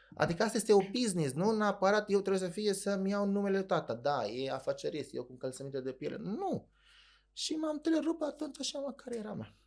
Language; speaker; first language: Romanian; non-native, fluent; Arabic